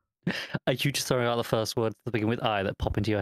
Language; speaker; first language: English; native; English